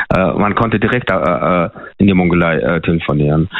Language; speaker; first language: German; non-native, fluent; Mongolian